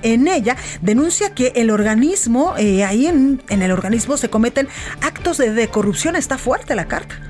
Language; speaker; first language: Spanish; native; Spanish